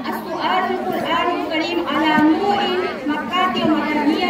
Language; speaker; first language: Arabic; non-native, learner; Bangla